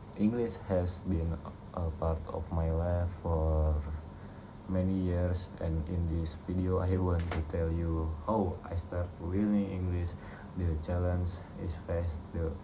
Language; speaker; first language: English; non-native, learner; Indonesian